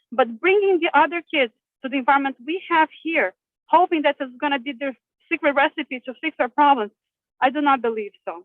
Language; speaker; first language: English; non-native, fluent; Portuguese